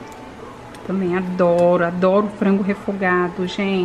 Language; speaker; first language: Portuguese; native; Portuguese